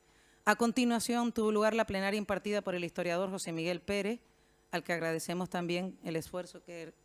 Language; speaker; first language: Spanish; native; Spanish